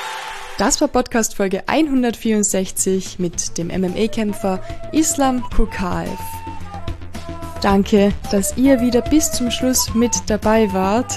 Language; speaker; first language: German; native; German